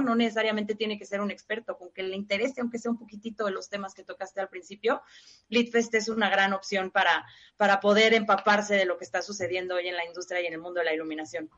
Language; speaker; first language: Spanish; native; Spanish